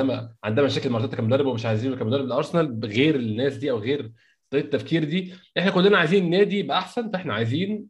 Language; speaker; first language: Arabic; native; Arabic